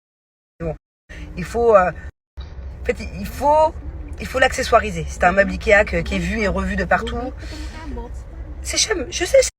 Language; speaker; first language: French; native; French